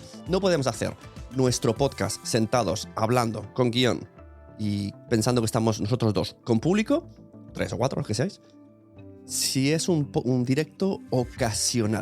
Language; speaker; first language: Spanish; native; Spanish